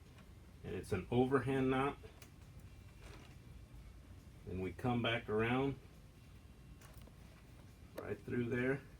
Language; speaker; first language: English; native; English